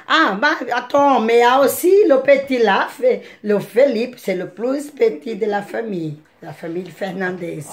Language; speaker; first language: French; non-native, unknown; Portuguese